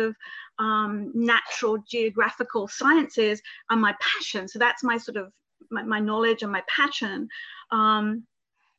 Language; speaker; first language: English; native; English